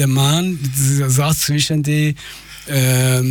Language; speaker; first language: German; non-native, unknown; Persian